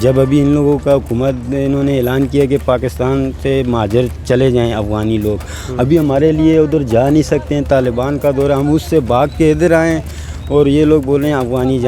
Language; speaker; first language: Hindi; non-native, fluent; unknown